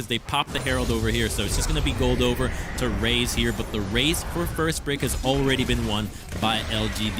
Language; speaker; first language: English; native; English